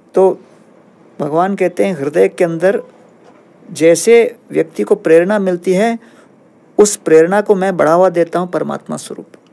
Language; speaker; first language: Hindi; non-native, local second language; Malayalam